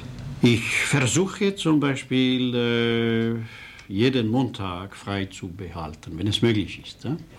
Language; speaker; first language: German; non-native, local second language; French